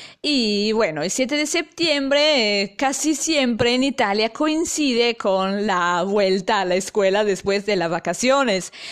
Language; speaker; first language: Spanish; non-native, fluent; Italian